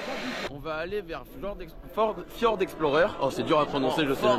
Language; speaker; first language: French; native; French